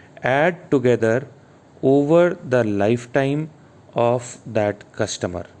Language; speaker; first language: English; non-native, local second language; Hindi